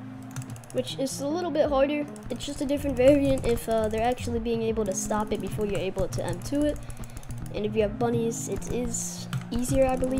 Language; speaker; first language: English; native; English